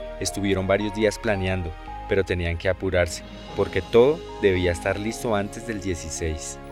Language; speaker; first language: Spanish; native; Spanish